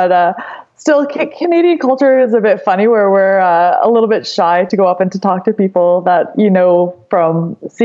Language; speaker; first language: English; native; English